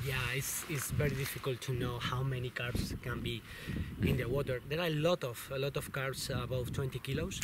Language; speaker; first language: English; non-native, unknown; Spanish